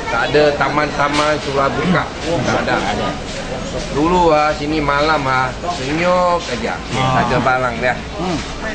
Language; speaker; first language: Indonesian; non-native, local second language; Chinese